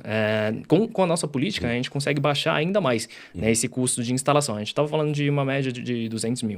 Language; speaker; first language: Portuguese; early bilingual, other home language; Chinese